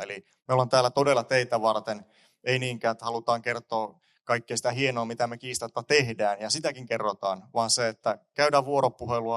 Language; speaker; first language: Finnish; native; Finnish